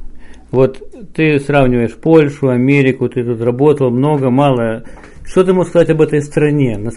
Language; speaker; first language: Russian; native; Russian